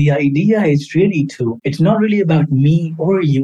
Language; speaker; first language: English; non-native, local second language; Urdu